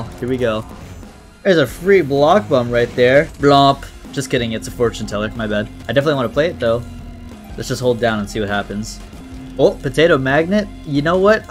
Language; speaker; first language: English; native; English